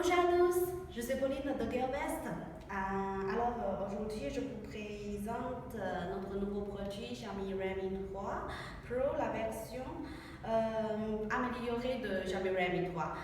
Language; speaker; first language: French; non-native, learner; Chinese